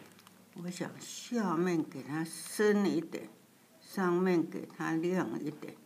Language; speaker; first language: Chinese; native; Chinese